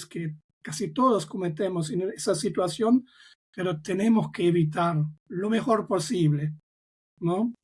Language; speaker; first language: Spanish; non-native, fluent; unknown